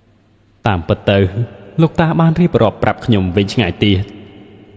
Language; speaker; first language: Khmer; native; Khmer